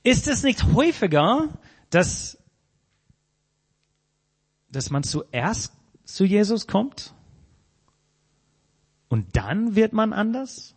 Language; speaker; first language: German; non-native, fluent; English